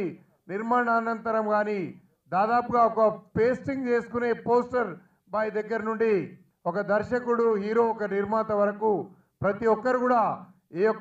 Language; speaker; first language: Telugu; native; Telugu